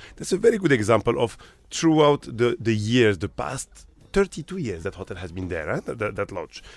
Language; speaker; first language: English; non-native, fluent; Arabic